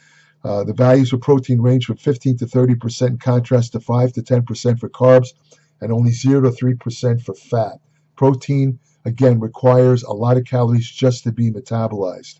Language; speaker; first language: English; native; English